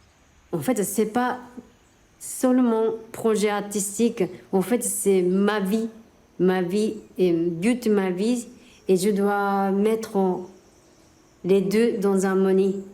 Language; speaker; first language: French; non-native, learner; Japanese